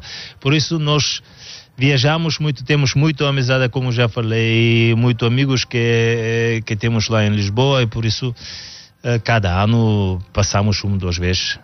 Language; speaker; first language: Portuguese; non-native, learner; Bulgarian